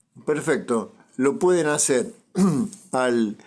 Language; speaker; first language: Spanish; native; Spanish